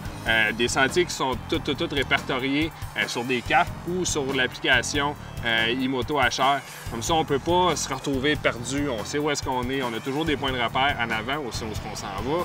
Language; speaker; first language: French; native; French